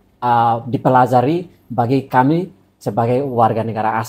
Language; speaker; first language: Indonesian; non-native, fluent; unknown